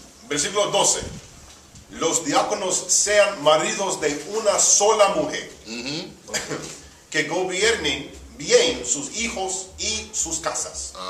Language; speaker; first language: Spanish; early bilingual, heritage; Spanish